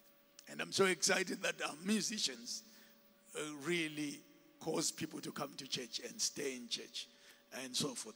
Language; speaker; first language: English; non-native, local second language; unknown